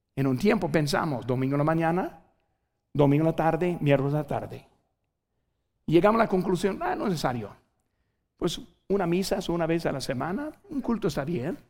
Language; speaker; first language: Spanish; non-native, fluent; English